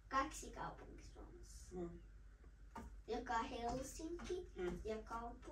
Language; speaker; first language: Finnish; early bilingual, other home language; Kinyarwanda